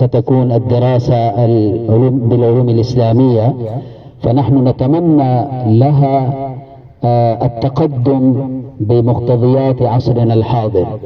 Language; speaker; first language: Arabic; non-native, fluent; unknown